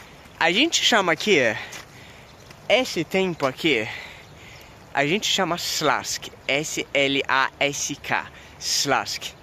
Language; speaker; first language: Portuguese; non-native, fluent; Swedish